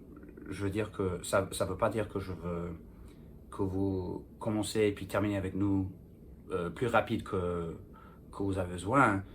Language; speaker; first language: French; non-native, fluent; English